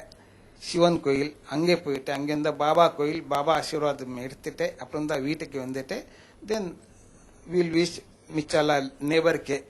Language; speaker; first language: Tamil; non-native, fluent; Marathi